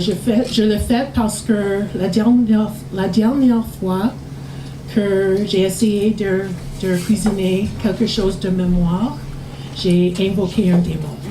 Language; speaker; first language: French; non-native, learner; English